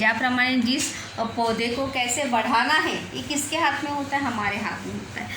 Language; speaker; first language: Hindi; non-native, local second language; Marathi